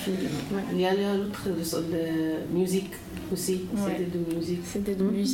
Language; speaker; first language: French; non-native, local second language; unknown